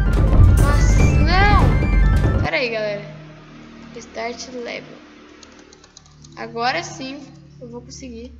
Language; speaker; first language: Portuguese; native; Portuguese